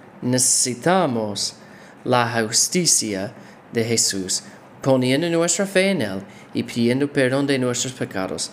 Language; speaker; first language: Spanish; non-native, fluent; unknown